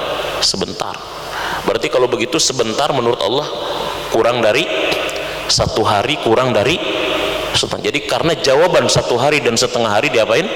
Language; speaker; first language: Indonesian; native; Indonesian